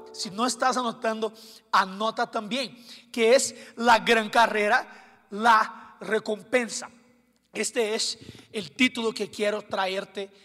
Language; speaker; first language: Spanish; non-native, fluent; Portuguese